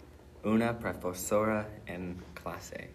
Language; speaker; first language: Spanish; non-native, learner; English